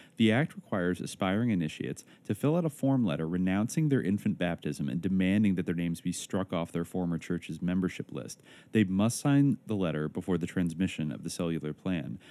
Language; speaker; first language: English; native; English